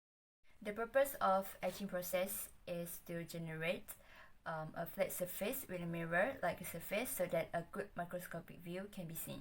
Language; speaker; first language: English; non-native, local second language; Malay